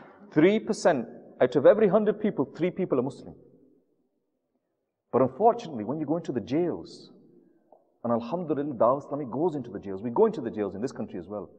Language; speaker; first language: English; early bilingual, other home language; Urdu